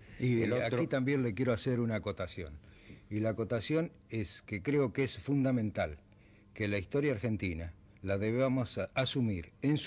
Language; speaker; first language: Spanish; native; Spanish